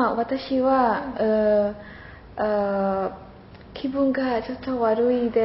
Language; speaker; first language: Japanese; non-native, learner; Indonesian